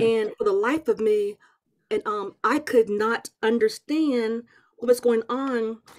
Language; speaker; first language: English; native; English